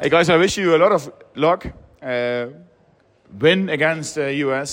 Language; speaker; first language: English; non-native, fluent; Dutch